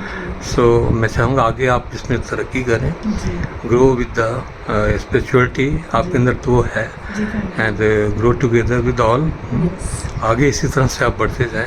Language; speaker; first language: Hindi; native; Hindi